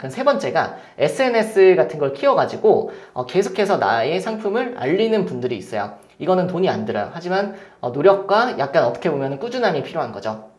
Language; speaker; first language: Korean; native; Korean